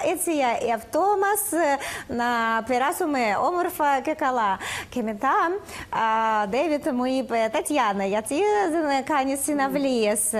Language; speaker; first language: Greek; non-native, learner; Russian